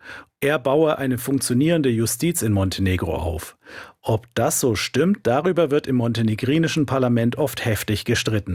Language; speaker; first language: German; native; German